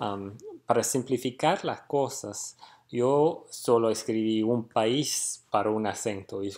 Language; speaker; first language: Spanish; non-native, fluent; English